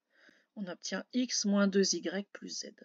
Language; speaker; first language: French; native; French